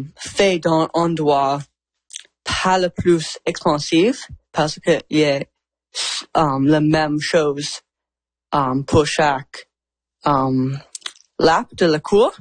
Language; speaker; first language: French; non-native, learner; English